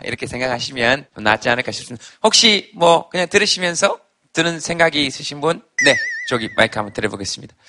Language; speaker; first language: Korean; native; Korean